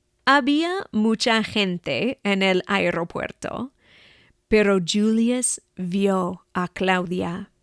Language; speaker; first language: Spanish; non-native, fluent; English